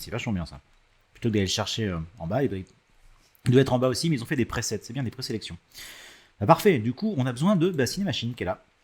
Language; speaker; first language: French; native; French